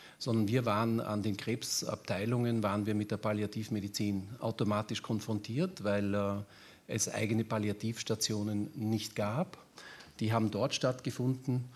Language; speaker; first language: German; native; German